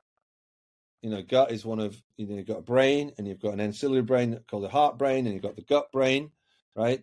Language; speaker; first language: English; native; English